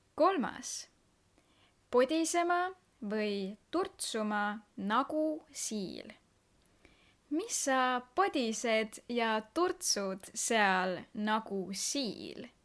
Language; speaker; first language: Estonian; native; Estonian